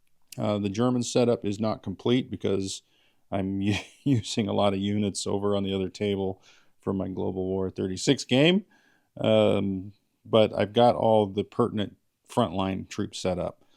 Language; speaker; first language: English; native; English